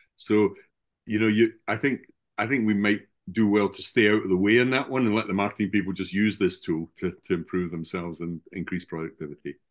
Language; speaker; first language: English; native; English